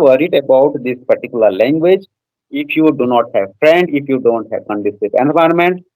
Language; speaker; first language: English; non-native, fluent; Odia